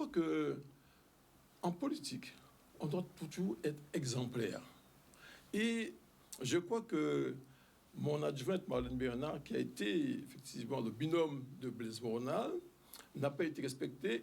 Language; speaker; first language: French; native; French